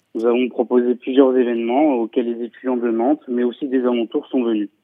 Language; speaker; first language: French; native; French